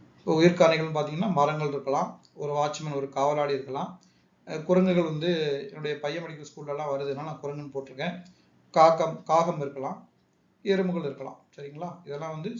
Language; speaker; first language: Tamil; native; Tamil